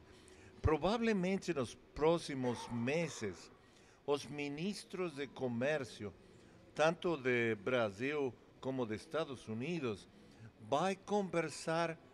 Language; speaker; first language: Portuguese; non-native, fluent; English